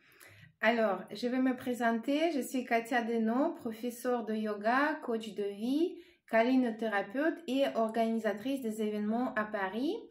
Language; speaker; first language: French; non-native, fluent; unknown